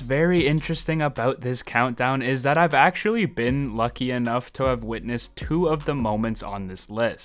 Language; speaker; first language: English; native; English